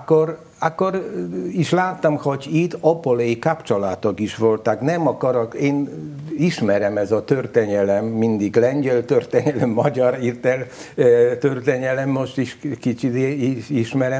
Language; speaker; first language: Hungarian; non-native, learner; Polish